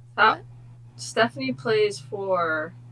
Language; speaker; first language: English; native; English